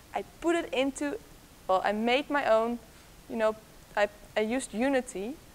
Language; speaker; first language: English; non-native, fluent; Dutch